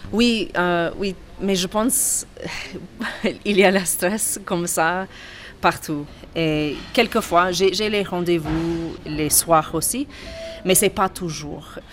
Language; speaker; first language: French; non-native, learner; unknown